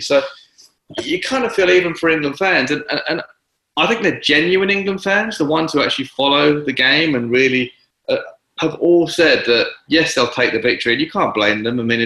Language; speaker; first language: English; native; English